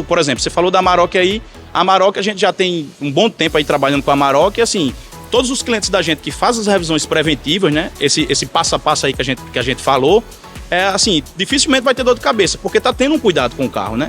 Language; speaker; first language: Portuguese; native; Portuguese